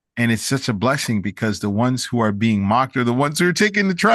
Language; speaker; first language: English; native; English